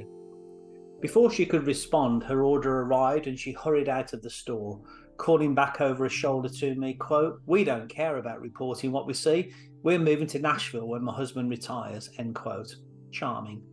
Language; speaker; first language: English; native; English